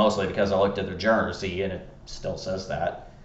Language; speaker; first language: English; native; English